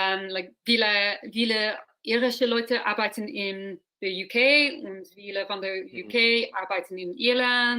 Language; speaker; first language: German; non-native, learner; English